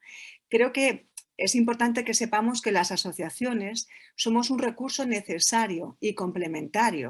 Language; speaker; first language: Spanish; native; Spanish